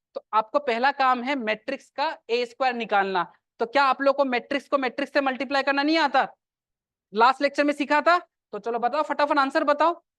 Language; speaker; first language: Hindi; non-native, local second language; Assamese